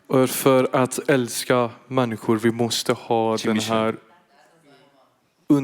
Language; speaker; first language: Swedish; non-native, fluent; Persian